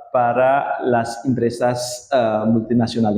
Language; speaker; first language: Spanish; non-native, learner; Indonesian